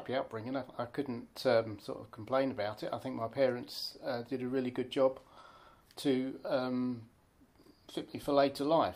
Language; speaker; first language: English; native; English